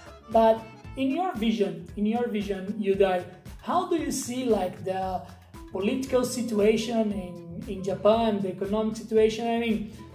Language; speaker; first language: English; non-native, fluent; Portuguese